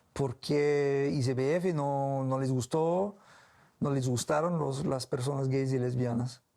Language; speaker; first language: Spanish; non-native, learner; English